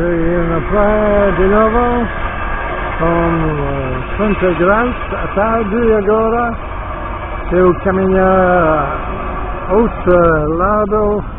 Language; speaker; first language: Portuguese; non-native, learner; English